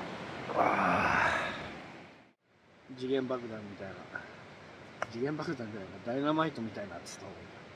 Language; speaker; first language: Japanese; native; Japanese